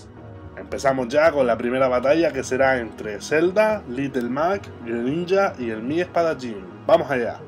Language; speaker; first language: Spanish; native; Spanish